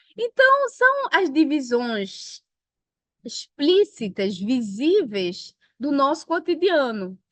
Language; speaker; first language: Portuguese; non-native, local second language; Upper Guinea Crioulo